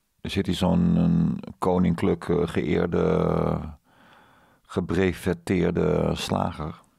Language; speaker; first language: Dutch; native; Dutch